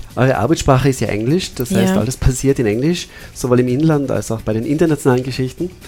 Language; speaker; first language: German; non-native, fluent; Sinhala